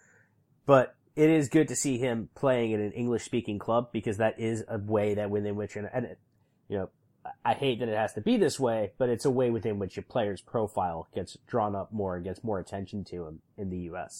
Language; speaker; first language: English; native; English